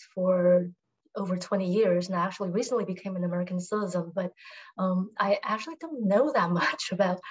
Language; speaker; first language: English; non-native, fluent; Chinese